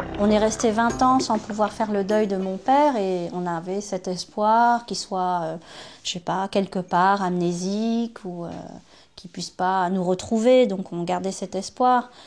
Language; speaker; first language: French; early bilingual, other home language; Khmer